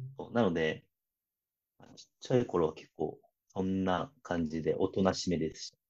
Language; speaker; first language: Japanese; early bilingual, other home language; Chinese